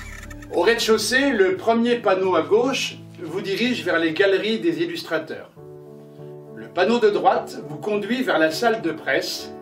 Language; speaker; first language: French; native; French